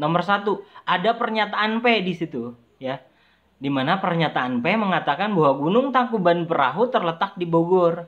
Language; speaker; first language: Indonesian; native; Indonesian